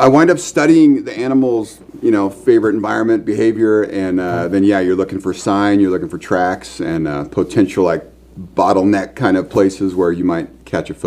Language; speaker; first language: English; native; English